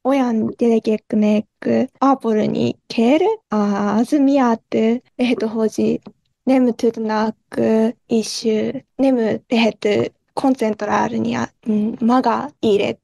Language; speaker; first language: Hungarian; non-native, learner; Japanese